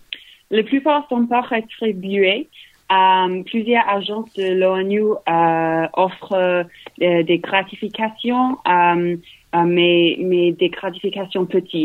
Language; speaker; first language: French; non-native, learner; English